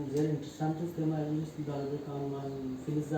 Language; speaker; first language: German; non-native, learner; Hindi